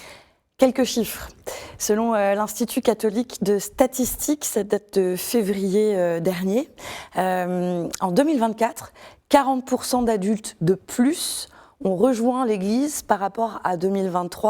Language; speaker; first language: French; native; French